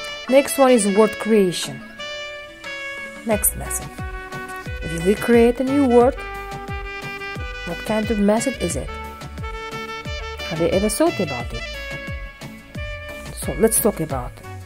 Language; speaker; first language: English; non-native, fluent; Uzbek